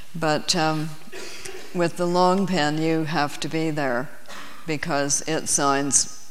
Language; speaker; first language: English; native; English